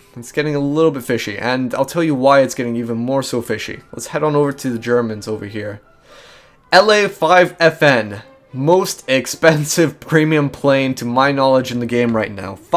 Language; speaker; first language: English; native; English